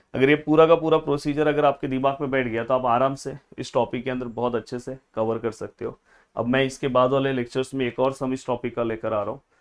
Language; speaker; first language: Hindi; non-native, local second language; Marathi